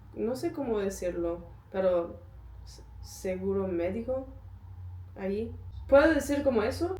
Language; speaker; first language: Spanish; non-native, learner; English